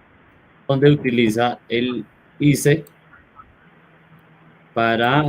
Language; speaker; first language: Spanish; native; Spanish